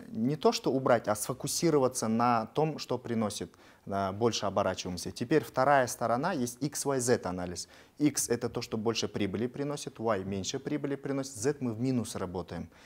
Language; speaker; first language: Russian; native; Russian